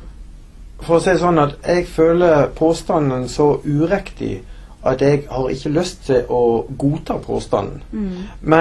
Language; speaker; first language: Norwegian; native; Norwegian